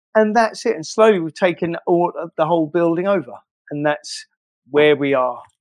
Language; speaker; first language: English; native; English